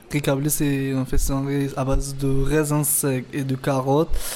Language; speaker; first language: French; non-native, fluent; Persian